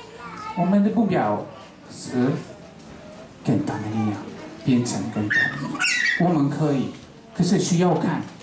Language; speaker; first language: Chinese; non-native, fluent; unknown